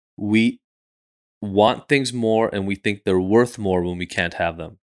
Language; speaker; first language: English; early bilingual, other home language; Hebrew